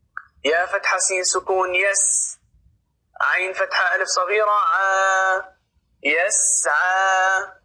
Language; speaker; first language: Arabic; non-native, fluent; Oromo